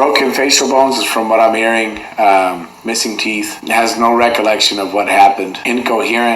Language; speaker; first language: English; native; English